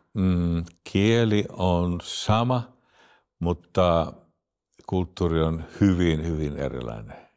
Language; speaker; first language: Finnish; early bilingual, heritage; Finnish